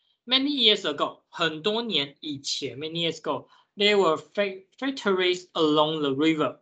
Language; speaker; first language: English; non-native, fluent; Chinese